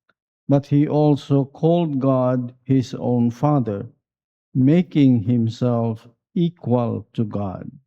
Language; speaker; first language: English; non-native, local second language; Filipino